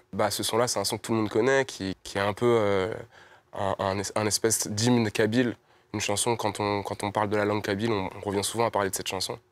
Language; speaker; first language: French; native; French